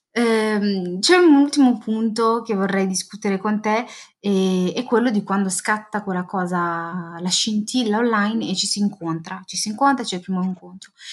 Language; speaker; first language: Italian; early bilingual, other home language; Arabic